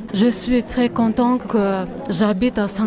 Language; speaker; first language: French; non-native, learner; Kyrgyz